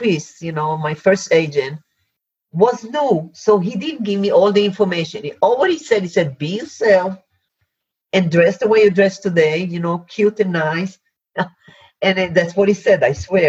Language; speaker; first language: English; non-native, fluent; Hebrew